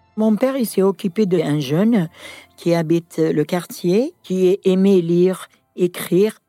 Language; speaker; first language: French; non-native, local second language; Kabyle